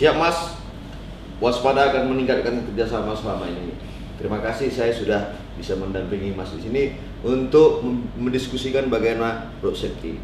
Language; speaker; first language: Indonesian; native; Indonesian